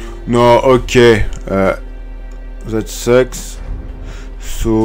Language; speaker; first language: English; non-native, learner; French